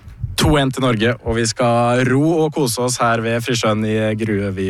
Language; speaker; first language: Norwegian; native; Norwegian